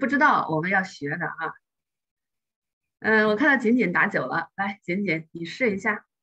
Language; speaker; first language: Chinese; native; Chinese